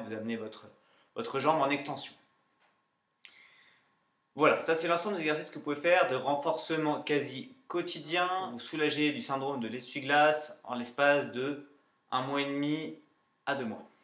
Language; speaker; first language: French; native; French